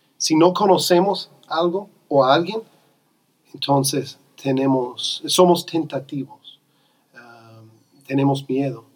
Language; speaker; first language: Spanish; non-native, fluent; English